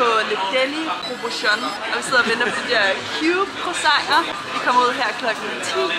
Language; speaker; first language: Danish; native; Danish